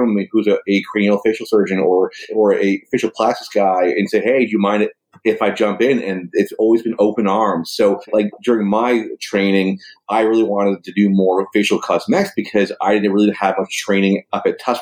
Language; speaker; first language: English; native; English